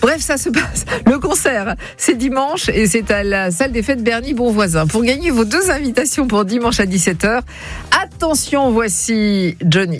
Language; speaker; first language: French; native; French